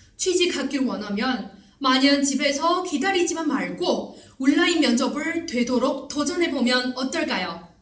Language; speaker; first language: Korean; non-native, fluent; Chinese